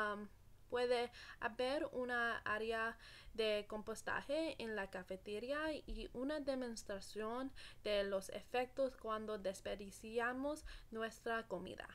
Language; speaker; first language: Spanish; non-native, learner; English